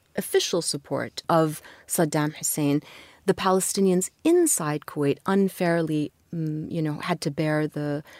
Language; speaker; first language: English; non-native, fluent; Arabic